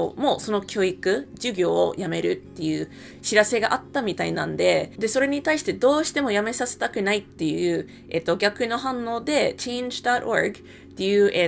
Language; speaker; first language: Japanese; non-native, fluent; English